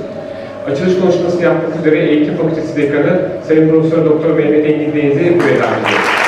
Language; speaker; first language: Turkish; native; Turkish